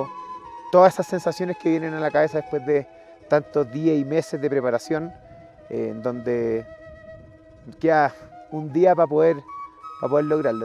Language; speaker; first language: Spanish; native; Spanish